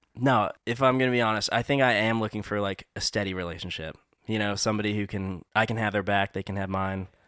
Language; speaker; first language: English; native; English